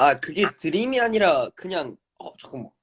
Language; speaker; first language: Korean; early bilingual, heritage; Korean